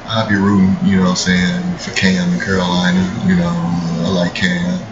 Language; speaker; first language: English; native; English